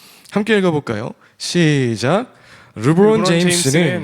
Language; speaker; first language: Korean; native; Korean